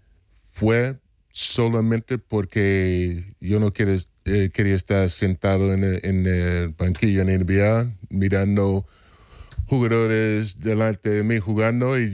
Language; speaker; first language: Spanish; non-native, fluent; English